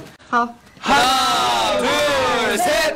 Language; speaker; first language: Korean; non-native, learner; Chinese